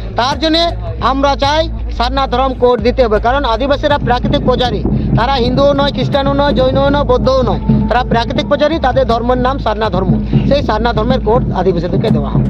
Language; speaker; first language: Bangla; non-native, local second language; Santali